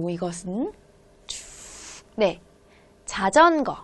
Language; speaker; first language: Korean; non-native, fluent; Hmong